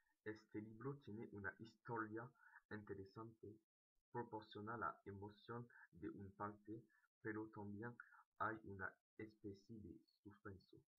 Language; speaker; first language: Spanish; non-native, learner; French